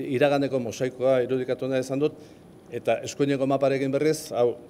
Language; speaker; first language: Basque; native; Basque